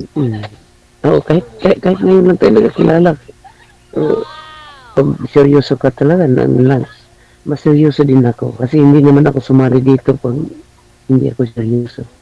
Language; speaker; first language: Filipino; non-native, local second language; Cebuano